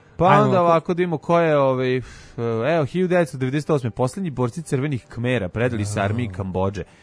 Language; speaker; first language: Serbian; native; Serbian